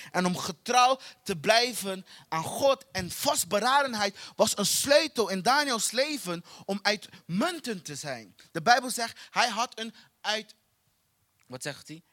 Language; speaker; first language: Dutch; non-native, fluent; Portuguese